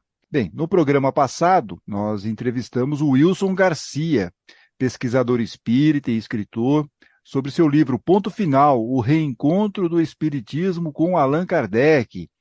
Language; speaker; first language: Portuguese; native; Portuguese